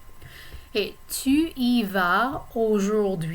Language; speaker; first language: French; non-native, fluent; English